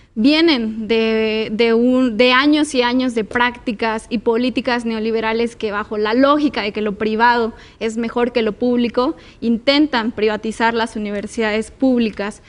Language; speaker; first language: Spanish; native; Spanish